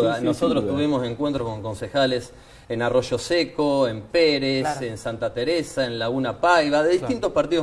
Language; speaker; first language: Spanish; native; Spanish